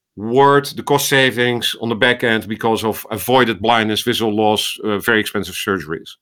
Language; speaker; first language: English; non-native, fluent; Dutch